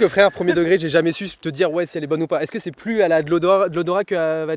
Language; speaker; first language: French; native; French